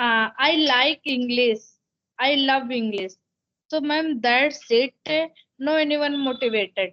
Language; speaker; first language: English; non-native, local second language; Hindi